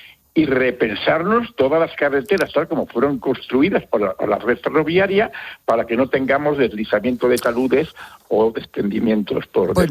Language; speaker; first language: Spanish; native; Spanish